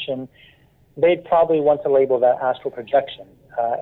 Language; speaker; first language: English; native; English